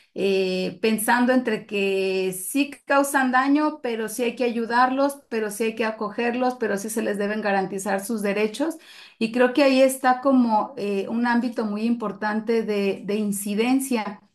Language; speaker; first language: Spanish; native; Spanish